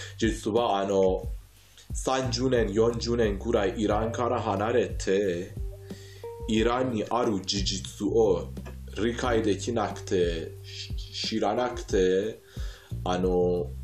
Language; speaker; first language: Japanese; non-native, fluent; Persian